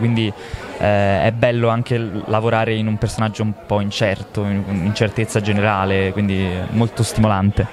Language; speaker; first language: Italian; native; Italian